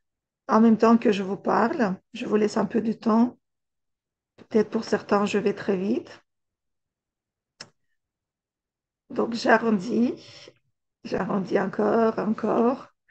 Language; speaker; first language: French; non-native, fluent; Russian